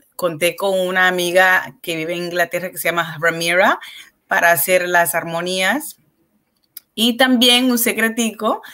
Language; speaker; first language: Spanish; early bilingual, heritage; Spanish